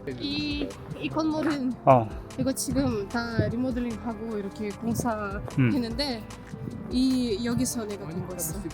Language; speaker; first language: Korean; non-native, learner; Russian